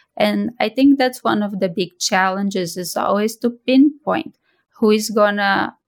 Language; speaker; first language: English; non-native, fluent; Portuguese